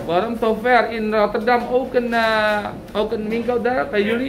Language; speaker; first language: Dutch; non-native, fluent; Indonesian